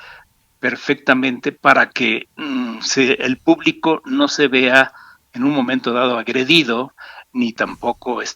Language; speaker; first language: Spanish; native; Spanish